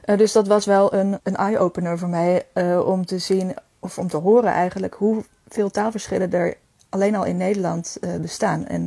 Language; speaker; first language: Dutch; native; Dutch